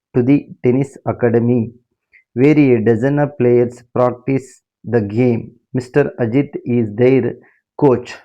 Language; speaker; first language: English; non-native, local second language; Kannada